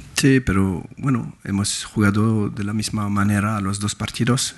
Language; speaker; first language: Spanish; non-native, fluent; French